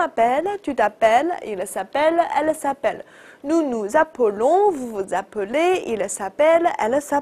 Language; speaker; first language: French; non-native, fluent; Chinese